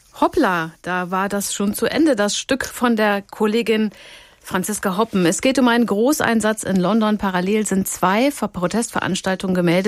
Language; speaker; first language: German; native; German